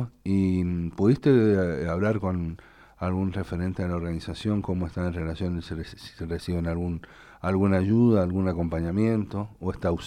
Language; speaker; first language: Spanish; native; Spanish